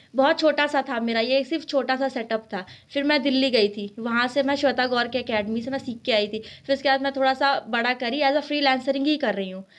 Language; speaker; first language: Hindi; native; Hindi